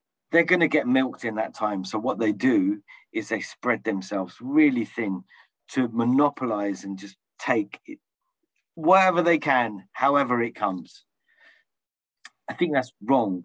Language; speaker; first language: English; early bilingual, other home language; Punjabi